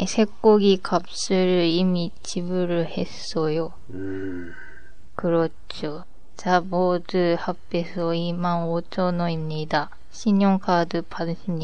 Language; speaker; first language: Korean; non-native, learner; Japanese